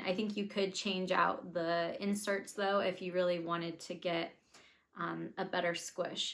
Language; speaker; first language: English; native; English